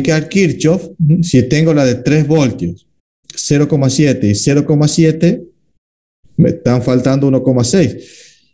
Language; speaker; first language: Spanish; native; Spanish